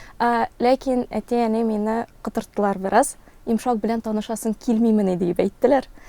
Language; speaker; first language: Tatar; non-native, local second language; Russian